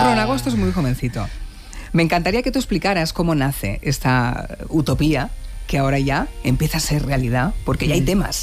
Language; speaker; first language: Spanish; native; Spanish